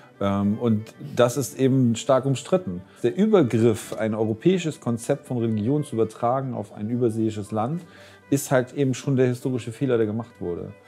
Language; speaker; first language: German; native; German